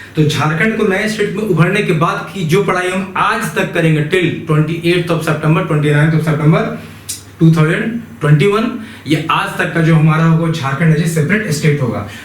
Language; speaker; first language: Hindi; native; Hindi